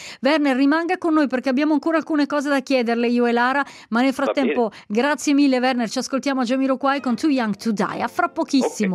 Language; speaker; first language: Italian; native; Italian